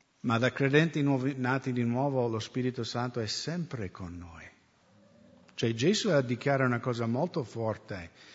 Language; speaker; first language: Italian; non-native, fluent; English